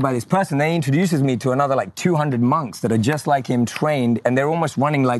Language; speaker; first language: English; native; English